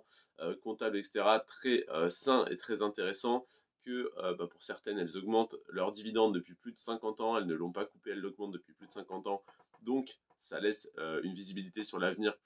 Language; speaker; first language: French; native; French